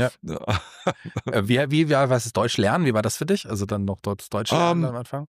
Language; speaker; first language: German; native; German